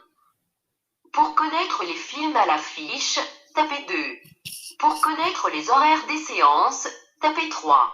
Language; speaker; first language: French; native; French